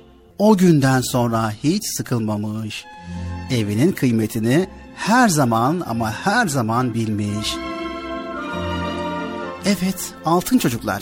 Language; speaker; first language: Turkish; native; Turkish